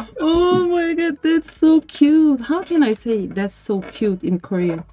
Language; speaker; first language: English; non-native, learner; Turkish